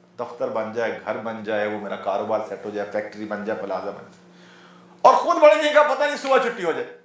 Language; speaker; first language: Urdu; non-native, local second language; Punjabi